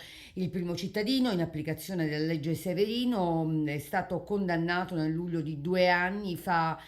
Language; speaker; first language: Italian; native; Italian